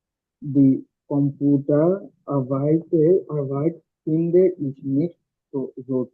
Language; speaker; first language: German; non-native, learner; Bangla